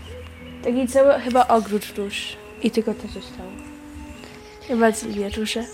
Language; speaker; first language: Polish; early bilingual, heritage; Polish